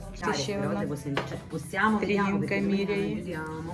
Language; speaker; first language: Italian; non-native, learner; Ukrainian